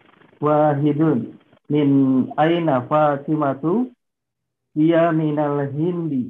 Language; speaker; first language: Arabic; non-native, learner; Indonesian